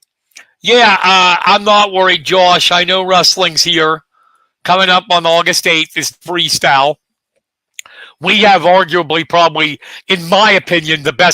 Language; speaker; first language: English; native; English